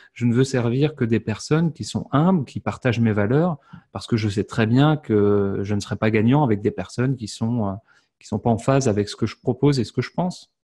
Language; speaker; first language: French; native; French